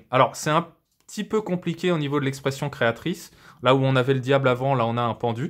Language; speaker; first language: French; native; French